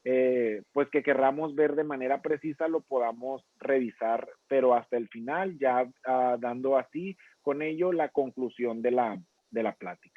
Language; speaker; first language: Spanish; native; Spanish